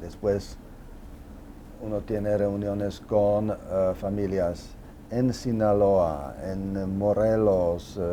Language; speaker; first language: Spanish; non-native, fluent; Czech